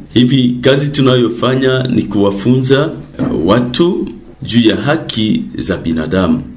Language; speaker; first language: Swahili; non-native, local second language; North Ndebele